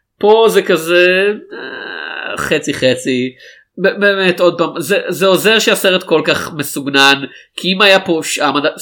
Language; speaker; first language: Hebrew; native; Hebrew